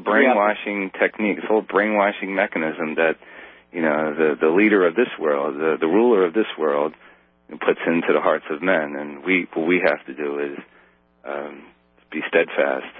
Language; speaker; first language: English; native; English